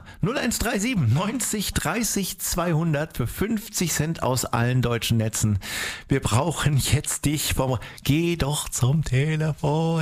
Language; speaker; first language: German; native; German